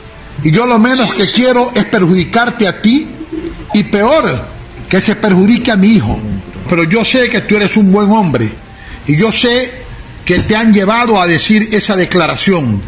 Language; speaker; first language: Spanish; native; Spanish